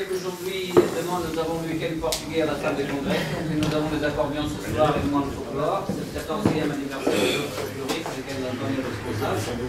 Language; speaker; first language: French; early bilingual, other home language; Portuguese